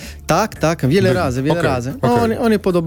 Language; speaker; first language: Polish; non-native, learner; Italian